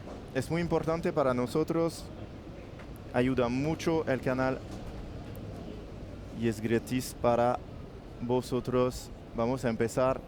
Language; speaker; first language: Spanish; non-native, learner; French